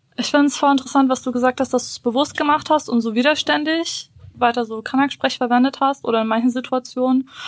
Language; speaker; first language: German; early bilingual, other home language; Bosnian